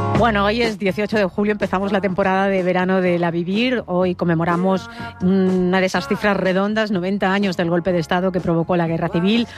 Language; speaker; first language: Spanish; native; Spanish